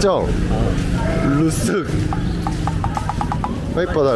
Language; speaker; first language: Thai; non-native, learner; Korean